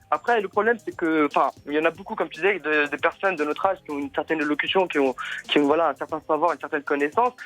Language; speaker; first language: French; native; French